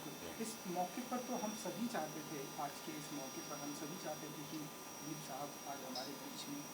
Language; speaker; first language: Hindi; native; Hindi